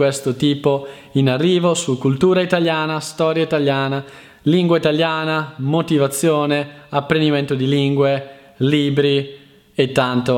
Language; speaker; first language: Italian; native; Italian